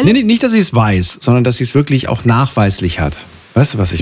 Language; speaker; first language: German; native; German